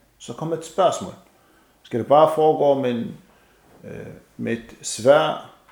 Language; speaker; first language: Danish; non-native, fluent; Arabic